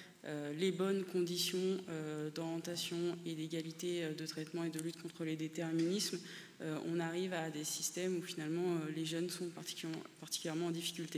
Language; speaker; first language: French; native; French